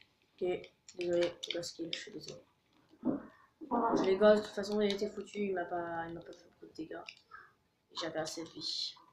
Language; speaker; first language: French; native; French